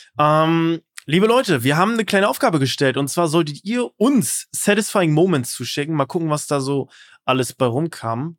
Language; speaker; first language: German; native; German